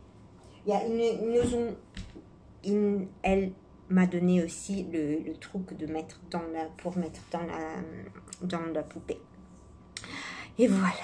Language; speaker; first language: French; non-native, fluent; Italian